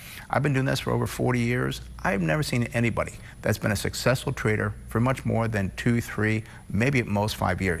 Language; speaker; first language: English; native; English